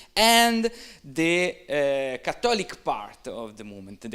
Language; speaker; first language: English; non-native, fluent; Italian